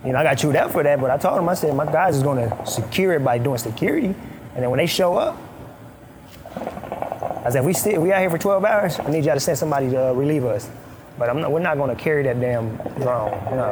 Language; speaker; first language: English; non-native, fluent; Arabic